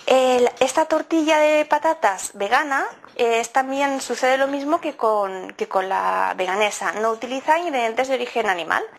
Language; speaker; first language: Spanish; native; Spanish